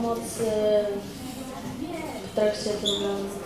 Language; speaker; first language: Polish; native; Polish